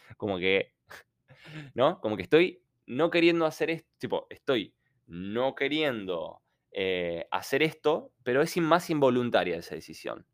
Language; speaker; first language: Spanish; non-native, fluent; Ukrainian